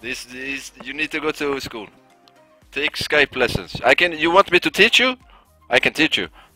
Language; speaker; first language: English; non-native, fluent; Swedish